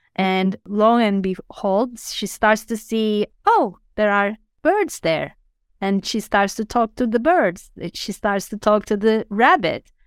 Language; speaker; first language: English; non-native, fluent; Turkish